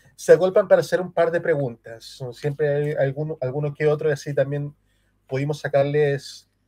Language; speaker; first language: Spanish; native; Spanish